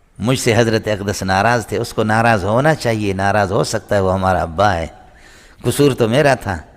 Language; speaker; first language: Urdu; non-native, local second language; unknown